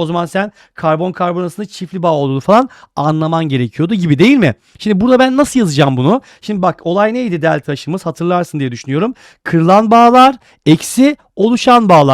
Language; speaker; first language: Turkish; native; Turkish